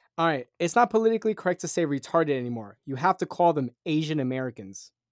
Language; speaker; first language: English; native; English